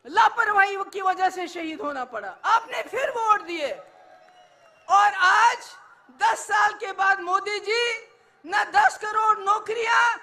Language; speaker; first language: Hindi; native; Hindi